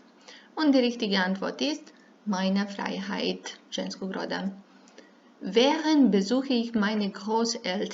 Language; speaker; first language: German; non-native, fluent; Serbian